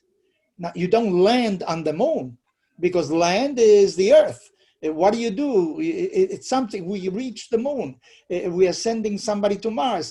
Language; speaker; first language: English; non-native, fluent; Spanish